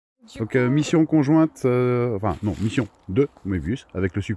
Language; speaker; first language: French; native; French